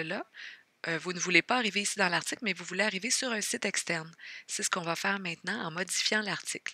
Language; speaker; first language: French; native; French